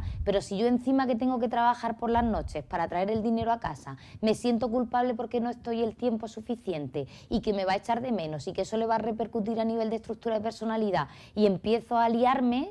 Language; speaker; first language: Spanish; native; Spanish